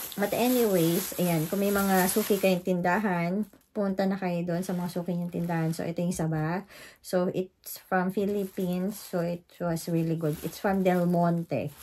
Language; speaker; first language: Filipino; native; Filipino